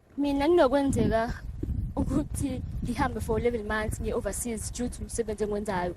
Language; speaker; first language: Zulu; native; Zulu